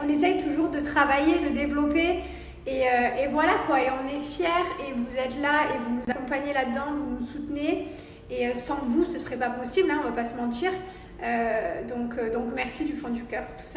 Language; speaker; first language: French; native; French